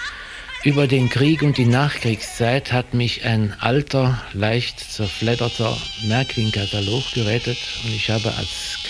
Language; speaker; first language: German; native; German